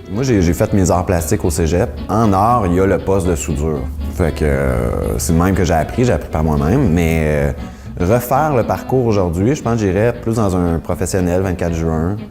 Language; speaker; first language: French; native; French